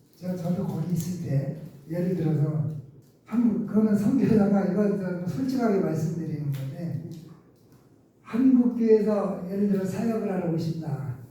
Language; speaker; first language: Korean; native; Korean